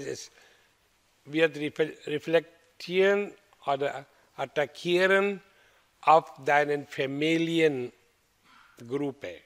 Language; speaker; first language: German; non-native, learner; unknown